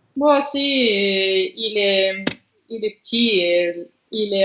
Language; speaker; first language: French; non-native, learner; Russian